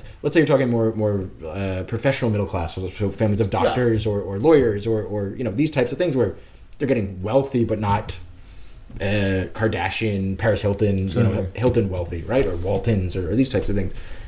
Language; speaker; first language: English; native; English